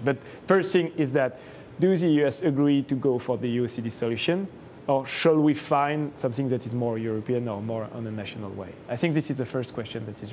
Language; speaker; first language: English; non-native, fluent; French